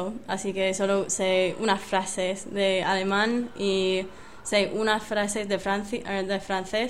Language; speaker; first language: Spanish; non-native, fluent; English